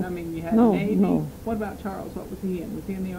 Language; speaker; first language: English; native; English